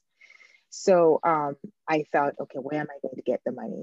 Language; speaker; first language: English; non-native, local second language; Ganda